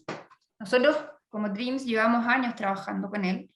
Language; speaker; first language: Spanish; native; Spanish